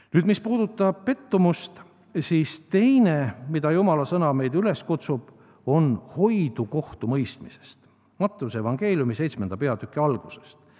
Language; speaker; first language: Estonian; native; Estonian